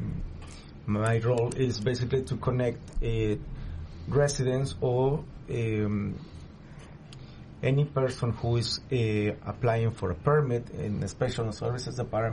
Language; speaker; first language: English; non-native, fluent; Spanish